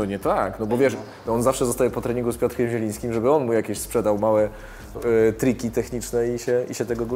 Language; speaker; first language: Polish; native; Polish